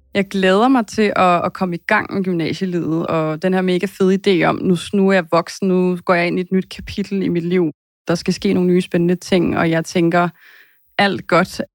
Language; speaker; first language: Danish; native; Danish